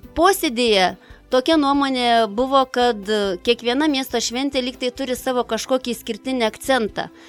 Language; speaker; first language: Lithuanian; native; Lithuanian